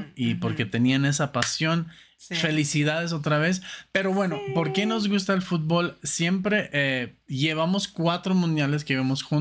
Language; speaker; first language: Spanish; non-native, fluent; German